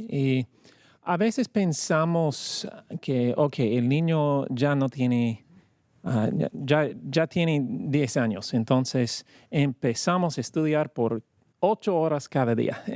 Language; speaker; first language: Spanish; non-native, fluent; English